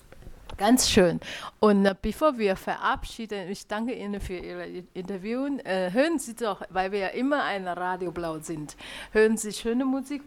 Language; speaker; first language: German; non-native, learner; Chinese